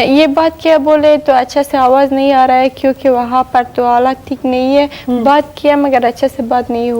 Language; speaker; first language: Hindi; non-native, learner; Persian